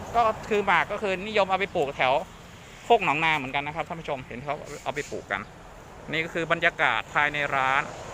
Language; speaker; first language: Thai; native; Thai